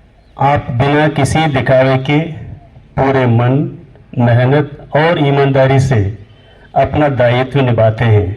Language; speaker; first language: Hindi; native; Hindi